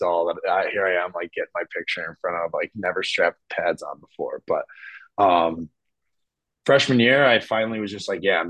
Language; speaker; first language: English; native; English